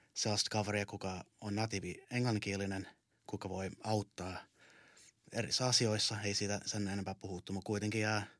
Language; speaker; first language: Finnish; early bilingual, other home language; English